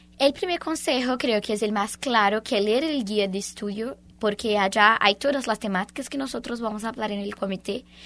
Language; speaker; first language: Spanish; non-native, fluent; Portuguese